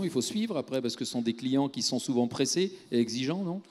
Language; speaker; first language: French; native; French